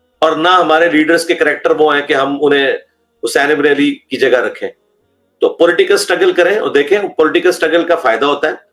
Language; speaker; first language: Urdu; non-native, local second language; Punjabi